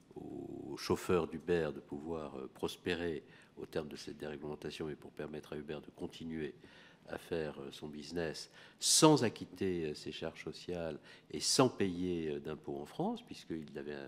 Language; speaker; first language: French; native; French